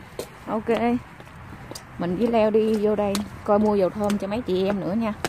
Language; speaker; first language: Vietnamese; native; Vietnamese